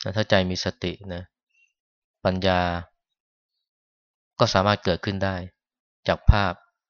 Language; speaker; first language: Thai; native; Thai